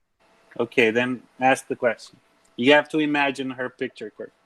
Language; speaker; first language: English; non-native, fluent; Portuguese